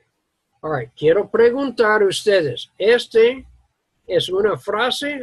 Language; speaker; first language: Spanish; non-native, learner; English